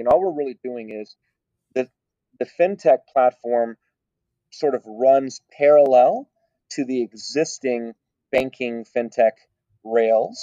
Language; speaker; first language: English; native; English